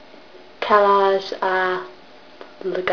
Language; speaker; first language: French; non-native, learner; English